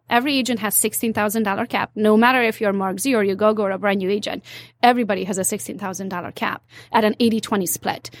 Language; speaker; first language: English; non-native, fluent; Hungarian